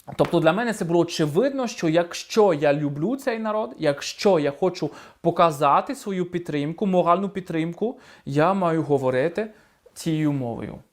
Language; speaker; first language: Ukrainian; non-native, fluent; French